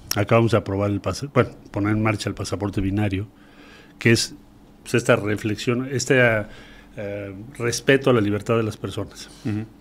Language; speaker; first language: Spanish; native; Spanish